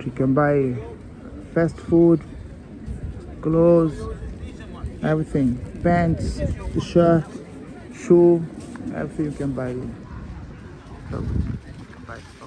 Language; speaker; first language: English; non-native, learner; Portuguese